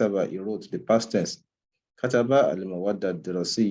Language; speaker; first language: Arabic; non-native, fluent; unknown